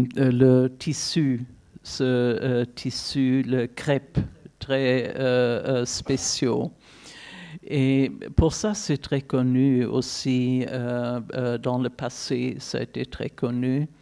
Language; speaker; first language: French; non-native, fluent; German